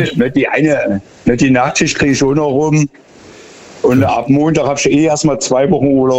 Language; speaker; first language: German; native; German